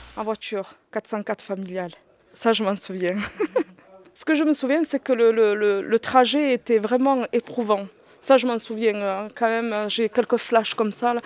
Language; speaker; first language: French; early bilingual, other home language; Riffian